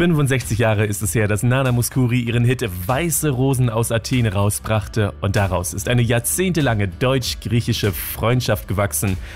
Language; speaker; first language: German; native; German